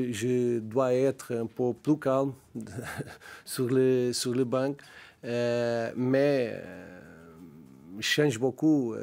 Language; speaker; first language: French; non-native, learner; Portuguese